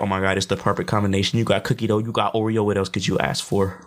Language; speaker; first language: English; native; English